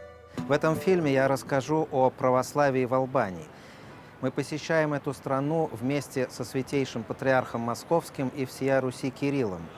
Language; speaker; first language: Russian; native; Russian